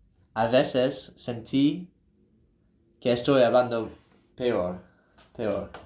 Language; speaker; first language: Spanish; non-native, learner; English